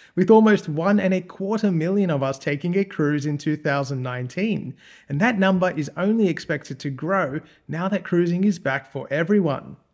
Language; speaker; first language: English; native; English